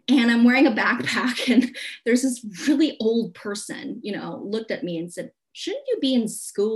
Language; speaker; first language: English; non-native, local second language; Cantonese